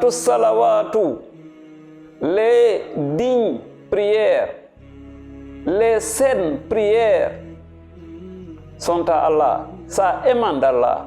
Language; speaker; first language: French; non-native, local second language; Wolof